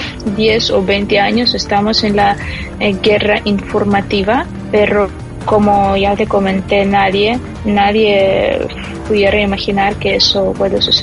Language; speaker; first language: Spanish; non-native, fluent; Ukrainian